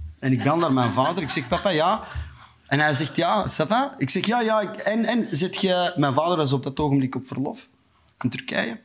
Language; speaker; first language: Dutch; non-native, local second language; Turkish